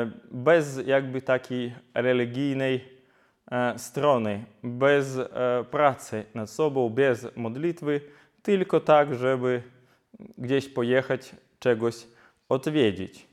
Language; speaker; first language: Polish; non-native, fluent; Ukrainian